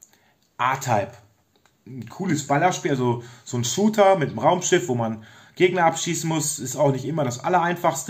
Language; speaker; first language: German; native; German